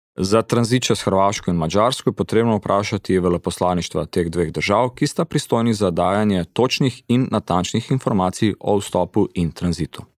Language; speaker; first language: Slovenian; early bilingual, heritage; Slovenian